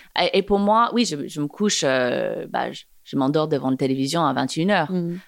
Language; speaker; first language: French; non-native, fluent; English